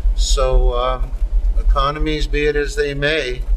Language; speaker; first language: English; native; English